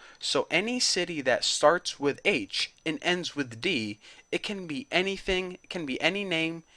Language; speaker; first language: English; native; English